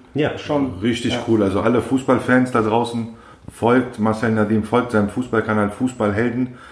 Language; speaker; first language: German; non-native, fluent; Persian